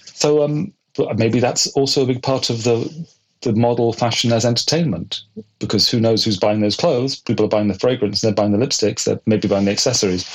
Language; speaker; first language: English; native; English